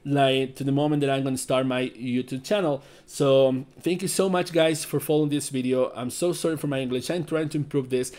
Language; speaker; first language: English; non-native, learner; Spanish